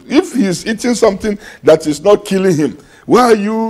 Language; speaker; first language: English; non-native, local second language; Yoruba